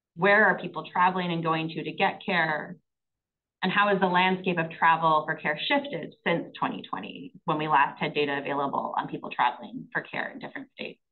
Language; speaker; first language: English; native; English